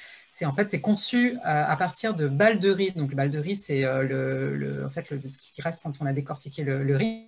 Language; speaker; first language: French; native; French